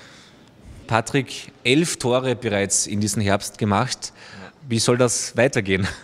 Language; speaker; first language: German; native; German